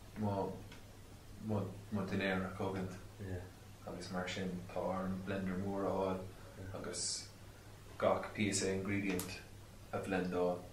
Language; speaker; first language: Irish; non-native, local second language; English